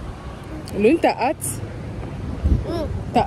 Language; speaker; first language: French; native; French